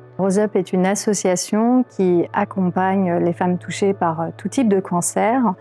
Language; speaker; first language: French; native; French